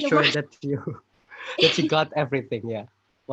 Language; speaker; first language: English; non-native, fluent; Indonesian